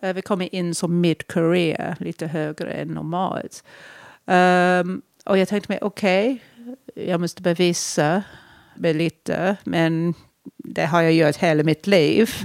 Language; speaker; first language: Swedish; non-native, fluent; English